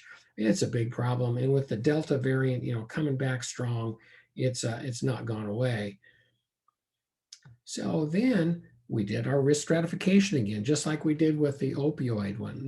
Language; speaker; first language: English; native; English